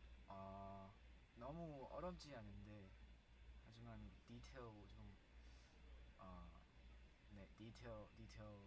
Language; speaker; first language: Korean; non-native, learner; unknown